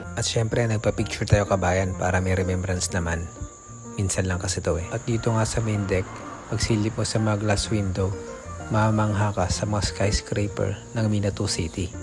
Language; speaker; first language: Filipino; native; Filipino